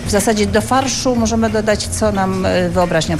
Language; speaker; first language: Polish; native; Polish